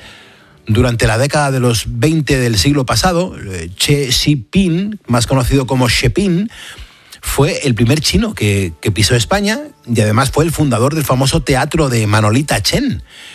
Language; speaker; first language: Spanish; native; Spanish